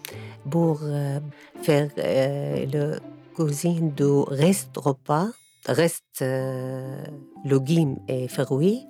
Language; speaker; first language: French; non-native, learner; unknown